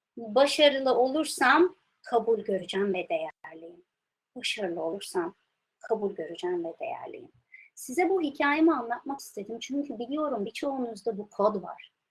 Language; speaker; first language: Turkish; early bilingual, heritage; Turkish